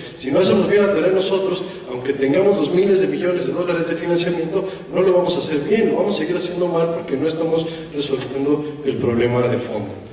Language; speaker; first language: Spanish; native; Spanish